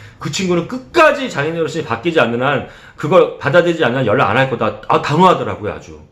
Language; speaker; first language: Korean; native; Korean